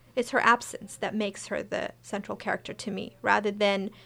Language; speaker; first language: English; early bilingual, other home language; Persian